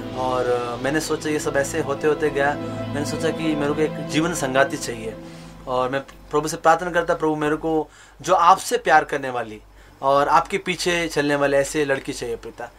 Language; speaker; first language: Hindi; non-native, local second language; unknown